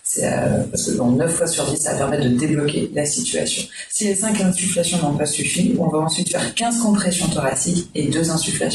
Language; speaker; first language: French; native; French